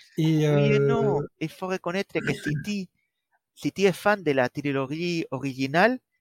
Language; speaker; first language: French; non-native, fluent; Spanish